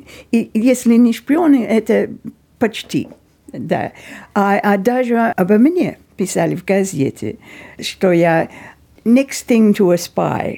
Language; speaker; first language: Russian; non-native, fluent; English